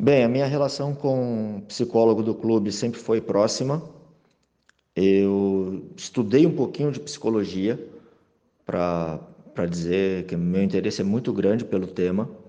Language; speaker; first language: Portuguese; native; Portuguese